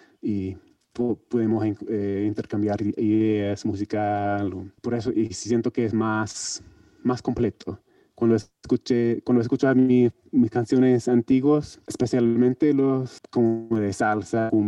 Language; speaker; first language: Spanish; non-native, learner; English